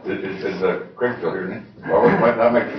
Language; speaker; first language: English; native; English